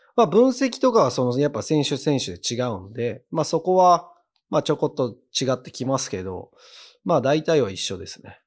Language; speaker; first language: Japanese; native; Japanese